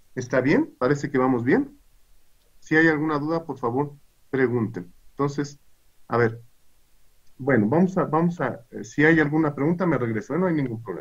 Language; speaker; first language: Spanish; native; Spanish